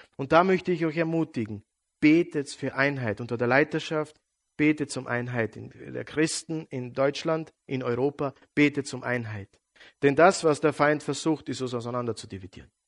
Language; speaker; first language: German; non-native, fluent; Serbian